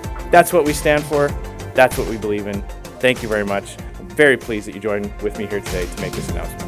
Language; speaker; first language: English; native; English